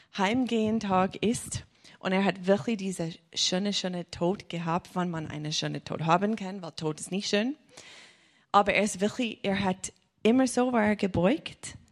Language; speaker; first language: German; non-native, fluent; English